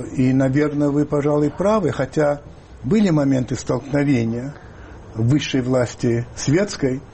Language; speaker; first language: Russian; non-native, fluent; French